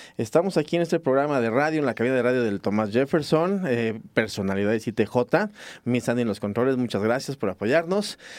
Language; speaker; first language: Spanish; native; Spanish